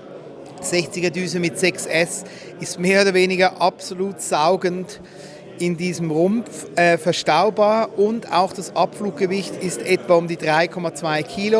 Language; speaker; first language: German; native; German